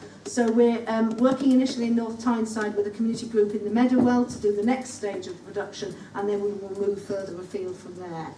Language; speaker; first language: English; native; English